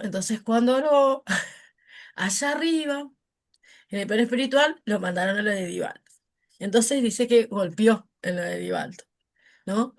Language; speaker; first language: Spanish; native; Spanish